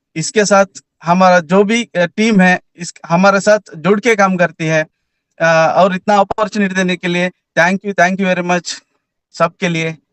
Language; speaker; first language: Hindi; non-native, local second language; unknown